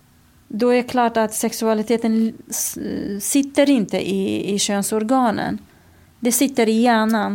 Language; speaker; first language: Swedish; non-native, fluent; Kurdish